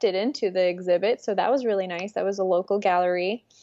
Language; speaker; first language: English; early bilingual, other home language; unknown